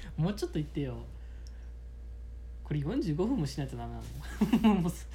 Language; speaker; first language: Japanese; early bilingual, heritage; Japanese